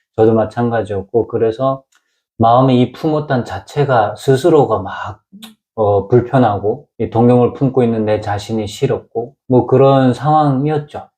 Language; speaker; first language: Korean; native; Korean